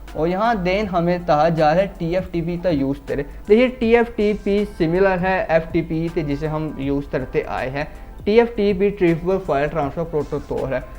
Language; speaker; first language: Urdu; non-native, local second language; Punjabi